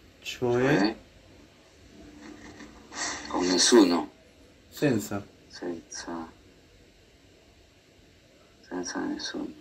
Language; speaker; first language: Italian; non-native, learner; Spanish